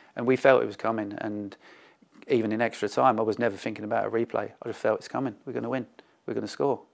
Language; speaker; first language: English; native; English